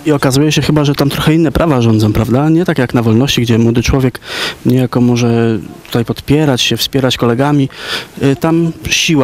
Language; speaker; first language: Polish; native; Polish